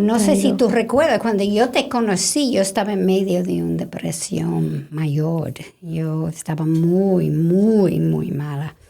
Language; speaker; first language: Spanish; non-native, fluent; English